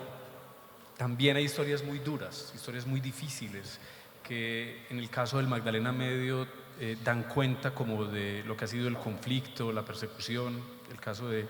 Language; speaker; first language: Spanish; native; Spanish